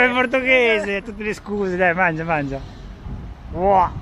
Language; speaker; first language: Italian; native; Italian